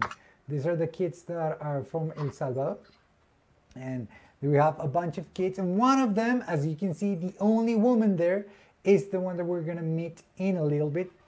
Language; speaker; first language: English; non-native, fluent; Spanish